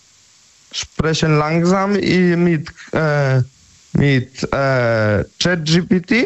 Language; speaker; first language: German; non-native, learner; Polish